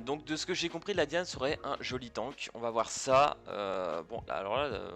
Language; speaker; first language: French; native; French